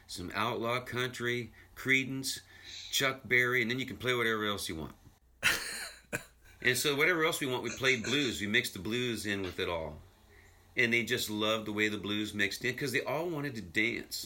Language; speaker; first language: English; native; English